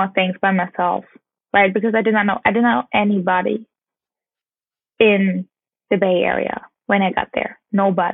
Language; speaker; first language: English; non-native, fluent; German